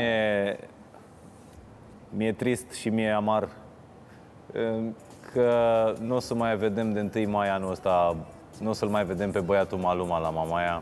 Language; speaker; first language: Romanian; native; Romanian